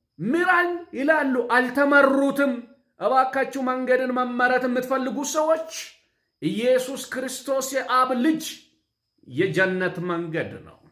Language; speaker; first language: Amharic; non-native, local second language; Oromo